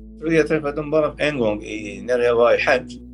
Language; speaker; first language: Swedish; non-native, learner; Arabic